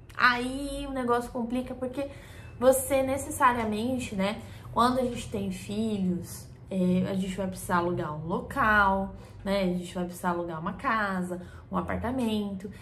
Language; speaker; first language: Portuguese; native; Portuguese